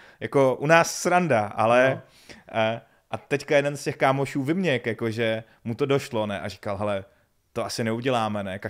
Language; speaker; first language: Czech; native; Czech